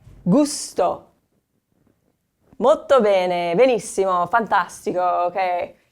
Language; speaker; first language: Italian; non-native, fluent; English